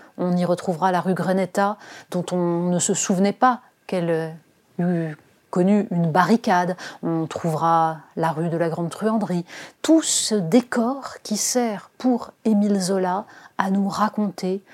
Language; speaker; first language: French; native; French